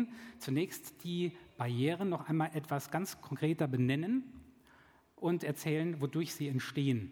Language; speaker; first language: German; native; German